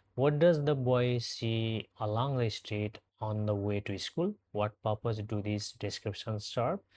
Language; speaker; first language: English; non-native, local second language; Nepali